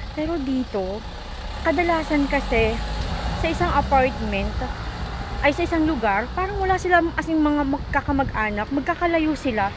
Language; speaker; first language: Filipino; native; Filipino